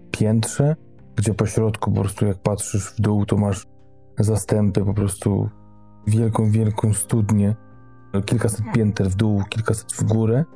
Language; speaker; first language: Polish; native; Polish